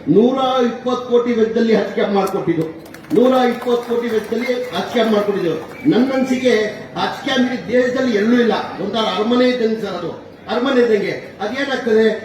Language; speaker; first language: Kannada; non-native, local second language; Urdu